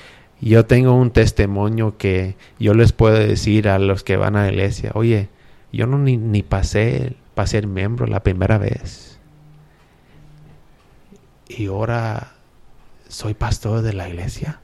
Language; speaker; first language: Spanish; early bilingual, heritage; Spanish